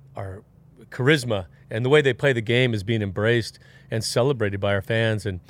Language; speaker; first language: English; native; English